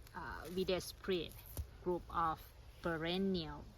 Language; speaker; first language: English; non-native, learner; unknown